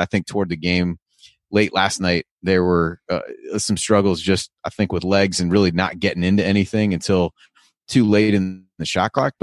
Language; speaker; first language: English; native; English